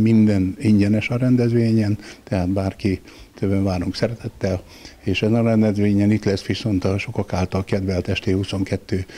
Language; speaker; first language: Hungarian; native; Hungarian